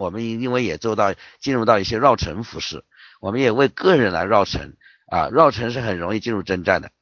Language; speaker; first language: Chinese; native; Chinese